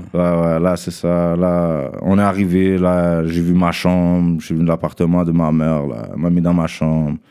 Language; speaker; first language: French; early bilingual, other home language; Russian